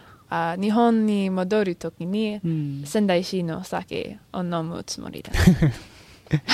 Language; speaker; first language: Japanese; non-native, learner; English